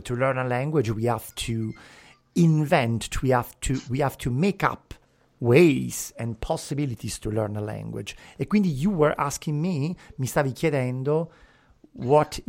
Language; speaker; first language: English; non-native, fluent; Italian